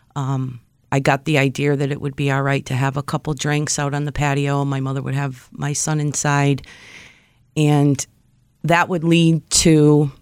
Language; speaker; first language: English; native; English